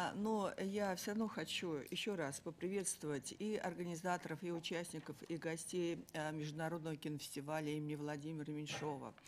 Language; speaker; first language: Russian; native; Russian